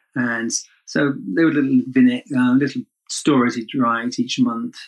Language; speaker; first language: English; native; English